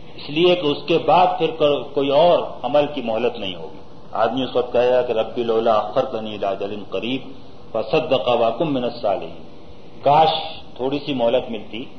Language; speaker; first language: Urdu; native; Urdu